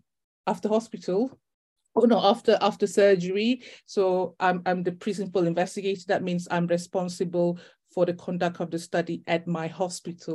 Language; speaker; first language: English; non-native, local second language; Malay